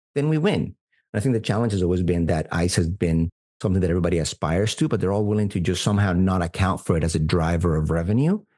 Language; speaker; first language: English; non-native, fluent; Spanish